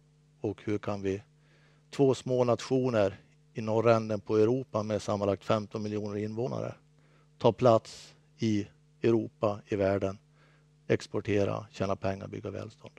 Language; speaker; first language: Swedish; native; Swedish